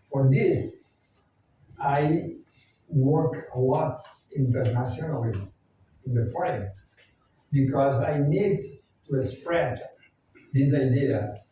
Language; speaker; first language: English; non-native, fluent; Spanish